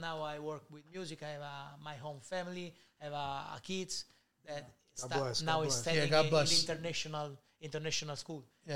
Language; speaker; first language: English; non-native, learner; Italian